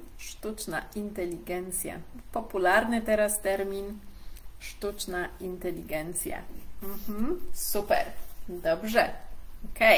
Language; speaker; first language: Polish; native; Polish